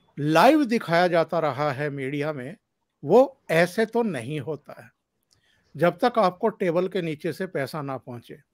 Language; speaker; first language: Hindi; native; Hindi